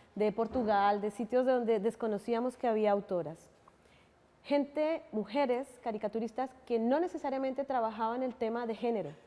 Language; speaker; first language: Spanish; native; Spanish